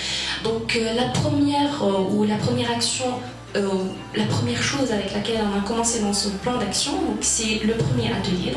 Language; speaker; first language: French; non-native, local second language; Arabic